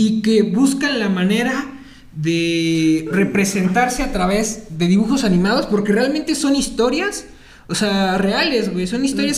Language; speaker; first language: Spanish; native; Spanish